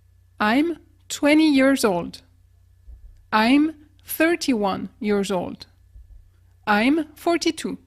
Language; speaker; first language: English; non-native, fluent; French